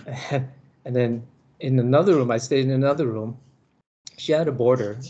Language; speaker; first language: English; early bilingual, other home language; Lao